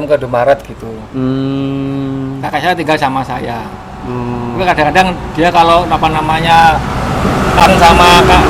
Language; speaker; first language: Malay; non-native, local second language; Javanese